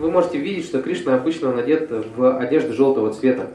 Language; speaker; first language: Russian; native; Russian